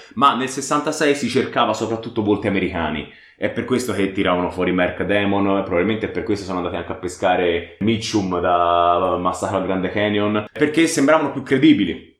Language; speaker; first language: Italian; native; Italian